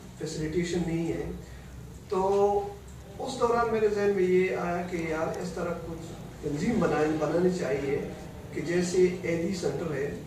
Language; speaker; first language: Urdu; non-native, local second language; Pashto